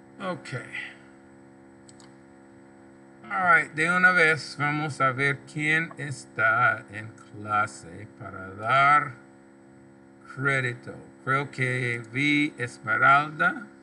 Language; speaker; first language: Spanish; non-native, local second language; English